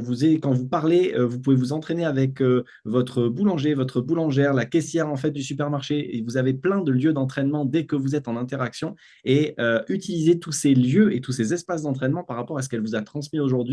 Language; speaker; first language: French; native; French